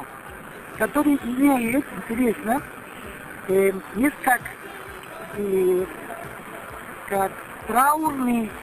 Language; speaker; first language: Russian; non-native, learner; Italian